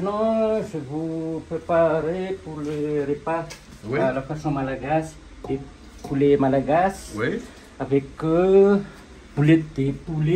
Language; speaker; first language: French; non-native, local second language; Malagasy